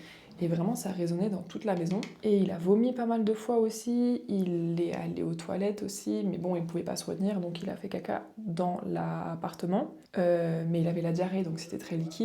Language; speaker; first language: French; native; French